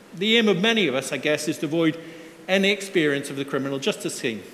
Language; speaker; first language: English; native; English